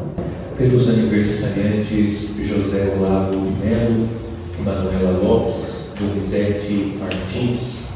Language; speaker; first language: Portuguese; native; Portuguese